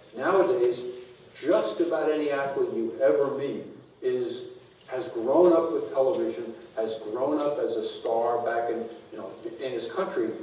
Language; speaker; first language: English; native; English